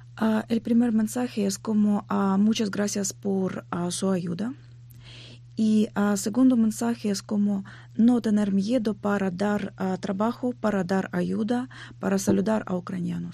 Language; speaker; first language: Spanish; non-native, learner; Ukrainian